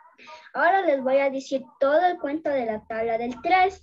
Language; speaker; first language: Spanish; native; Spanish